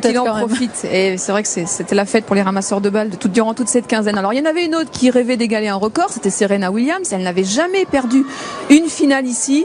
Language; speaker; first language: French; native; French